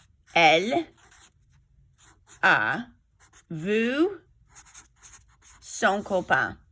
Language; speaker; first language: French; non-native, fluent; English